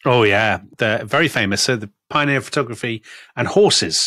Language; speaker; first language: English; native; English